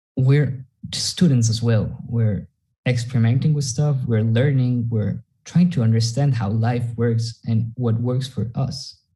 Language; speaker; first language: English; non-native, fluent; Spanish